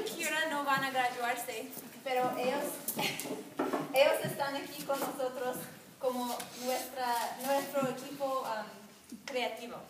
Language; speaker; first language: Spanish; non-native, learner; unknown